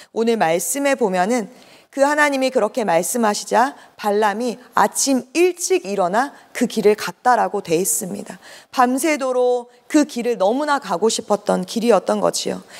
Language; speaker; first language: Korean; native; Korean